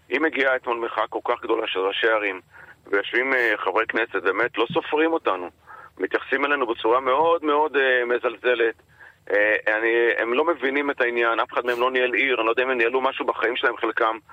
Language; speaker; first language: Hebrew; native; Hebrew